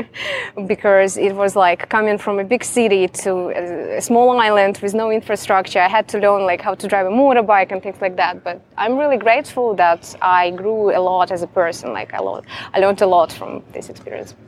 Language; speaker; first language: English; non-native, fluent; Russian